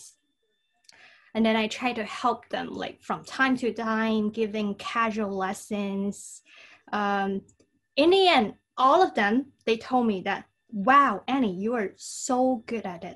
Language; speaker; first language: English; non-native, fluent; Cantonese